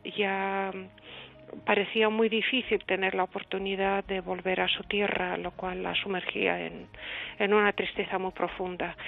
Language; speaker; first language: Spanish; early bilingual, other home language; Russian